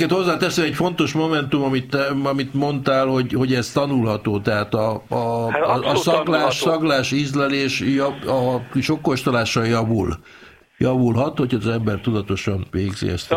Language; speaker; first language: Hungarian; native; Hungarian